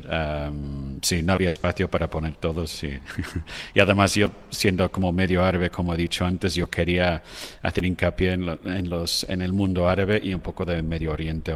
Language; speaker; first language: Spanish; non-native, fluent; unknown